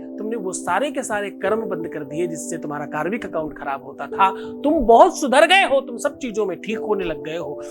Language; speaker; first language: Hindi; native; Hindi